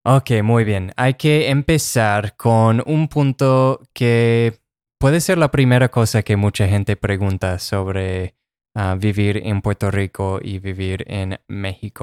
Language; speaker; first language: Spanish; non-native, fluent; English